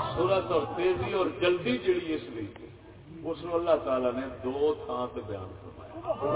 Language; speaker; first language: Urdu; non-native, local second language; Punjabi